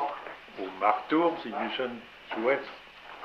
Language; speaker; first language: German; non-native, learner; French